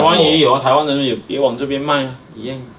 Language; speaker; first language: Chinese; native; Chinese